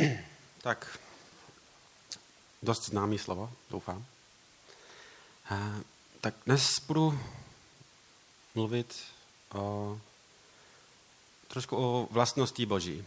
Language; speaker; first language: Czech; non-native, learner; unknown